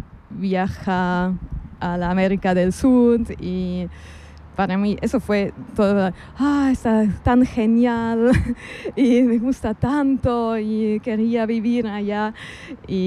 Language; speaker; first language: Spanish; non-native, fluent; German